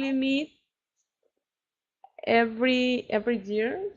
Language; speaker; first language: English; non-native, learner; Spanish